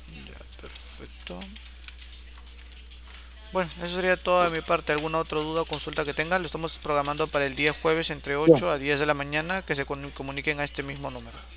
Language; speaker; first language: Spanish; native; Spanish